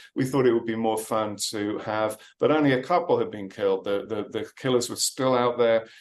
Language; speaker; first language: English; native; English